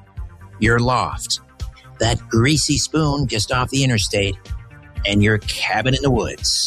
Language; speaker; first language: English; native; English